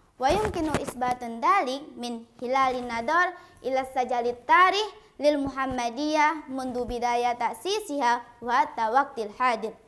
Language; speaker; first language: Arabic; non-native, learner; Indonesian